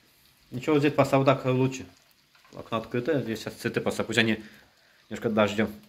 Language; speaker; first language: Russian; non-native, local second language; Azerbaijani